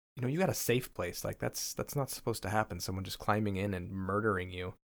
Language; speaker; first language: English; native; English